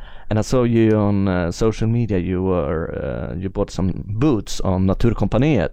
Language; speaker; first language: English; non-native, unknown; Swedish